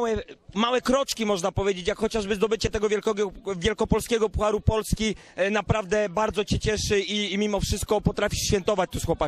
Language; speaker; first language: Polish; native; Polish